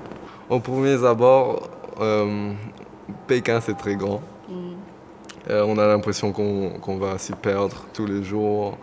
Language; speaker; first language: French; non-native, local second language; Morisyen